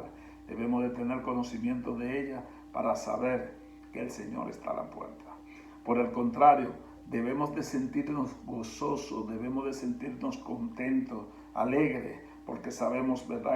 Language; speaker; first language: Spanish; native; Spanish